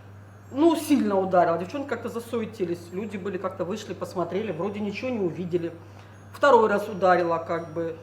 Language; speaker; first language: Russian; native; Russian